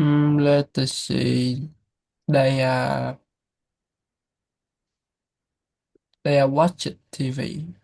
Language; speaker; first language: English; non-native, learner; Vietnamese